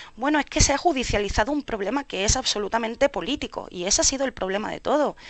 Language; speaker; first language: Spanish; native; Spanish